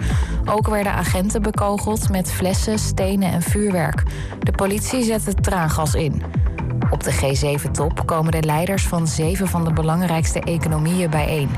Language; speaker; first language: Dutch; native; Dutch